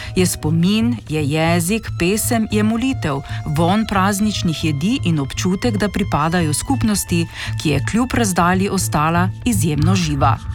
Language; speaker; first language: Slovenian; native; Slovenian